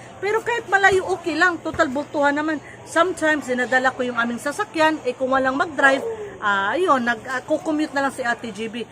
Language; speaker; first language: Filipino; non-native, local second language; Cebuano